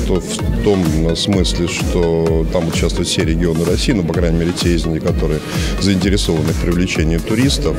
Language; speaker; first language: Russian; native; Russian